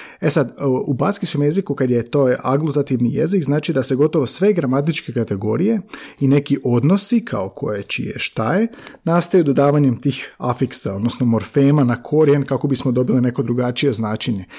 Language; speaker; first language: Croatian; native; Croatian